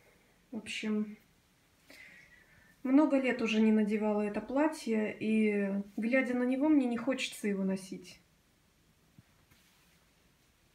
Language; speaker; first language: Russian; native; Russian